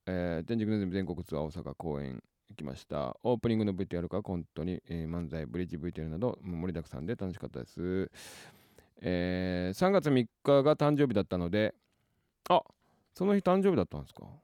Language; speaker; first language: Japanese; native; Japanese